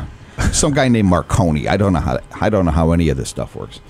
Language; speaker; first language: English; native; English